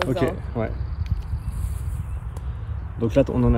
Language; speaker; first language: French; native; French